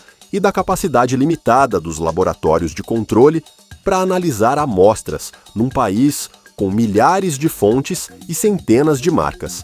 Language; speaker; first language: Portuguese; native; Portuguese